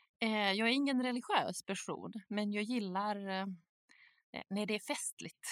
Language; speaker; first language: Swedish; non-native, fluent; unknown